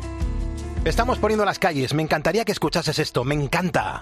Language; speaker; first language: Spanish; native; Spanish